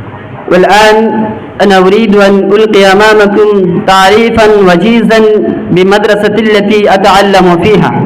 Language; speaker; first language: Arabic; non-native, learner; Bangla